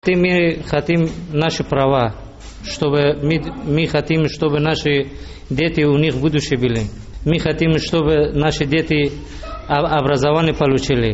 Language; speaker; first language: Russian; early bilingual, other home language; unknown